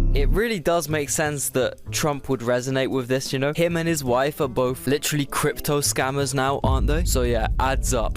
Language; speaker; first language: English; native; English